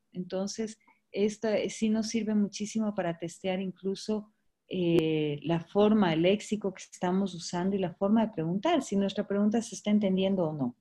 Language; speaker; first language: Spanish; native; Spanish